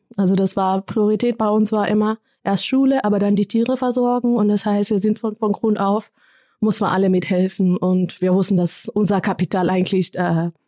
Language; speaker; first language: German; non-native, fluent; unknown